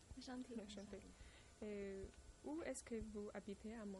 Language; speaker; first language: French; non-native, learner; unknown